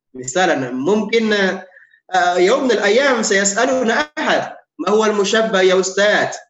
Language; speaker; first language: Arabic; non-native, fluent; Indonesian